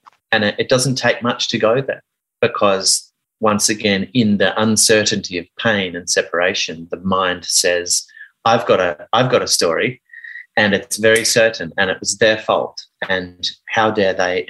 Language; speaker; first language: English; native; English